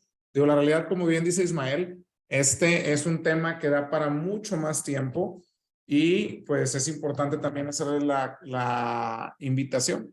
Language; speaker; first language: Spanish; native; Spanish